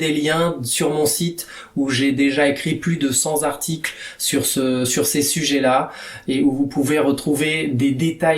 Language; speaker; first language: French; native; French